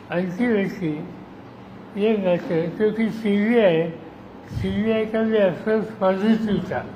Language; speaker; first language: Hindi; non-native, local second language; Marathi